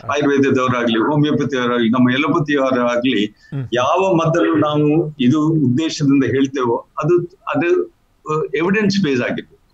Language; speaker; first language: Kannada; non-native, local second language; Tulu